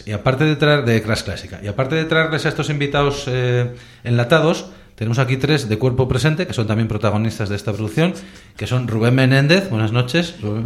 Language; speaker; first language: Spanish; native; Spanish